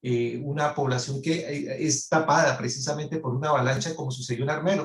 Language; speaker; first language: Spanish; native; Spanish